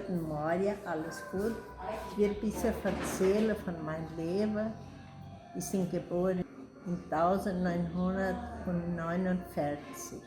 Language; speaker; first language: German; early bilingual, heritage; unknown